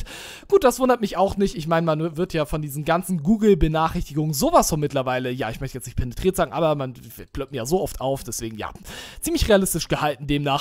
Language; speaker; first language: German; native; German